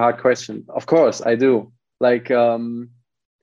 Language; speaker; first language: English; non-native, fluent; German